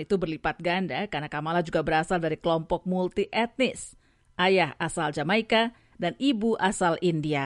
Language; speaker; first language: Indonesian; native; Indonesian